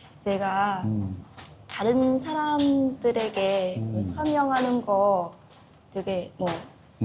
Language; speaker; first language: Korean; non-native, fluent; Vietnamese